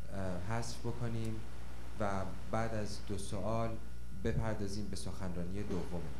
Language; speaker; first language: Persian; native; Persian